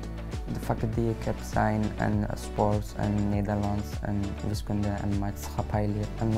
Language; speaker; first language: Dutch; non-native, learner; Turkish